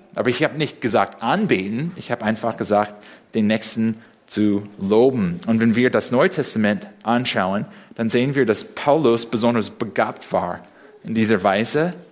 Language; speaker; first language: German; non-native, fluent; English